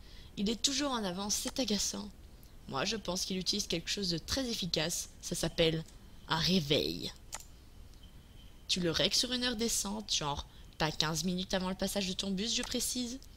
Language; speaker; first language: French; native; French